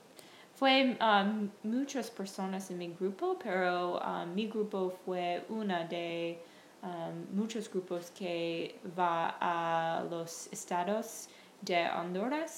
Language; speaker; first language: Spanish; non-native, learner; English